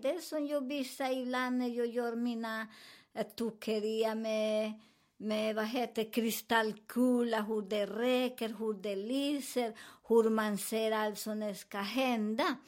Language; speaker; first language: Swedish; non-native, learner; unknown